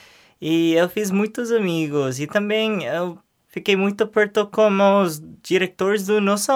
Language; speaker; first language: Portuguese; non-native, learner; English